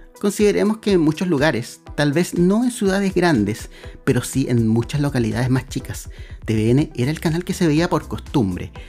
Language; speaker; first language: Spanish; native; Spanish